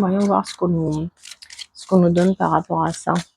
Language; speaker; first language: French; native; French